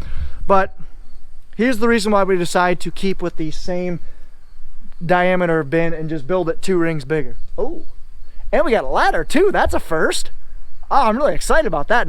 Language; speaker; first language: English; native; English